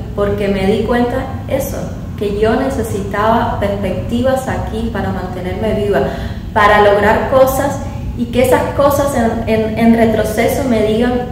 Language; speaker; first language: Spanish; native; Spanish